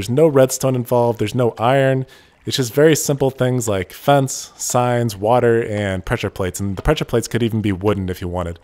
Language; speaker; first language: English; native; English